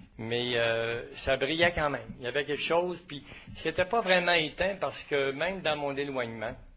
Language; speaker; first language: French; native; French